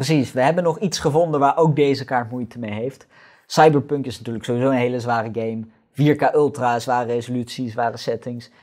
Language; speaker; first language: Dutch; native; Dutch